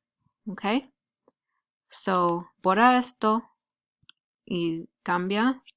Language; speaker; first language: Spanish; non-native, learner; English